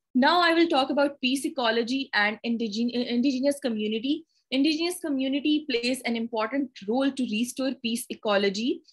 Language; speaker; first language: English; non-native, local second language; Urdu